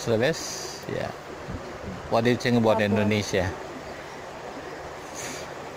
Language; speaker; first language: English; non-native, learner; Indonesian